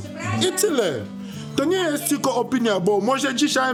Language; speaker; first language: Polish; non-native, learner; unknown